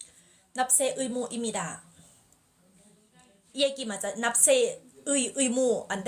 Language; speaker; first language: Korean; non-native, learner; Thai